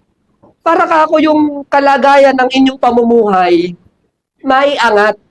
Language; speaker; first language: Filipino; native; Filipino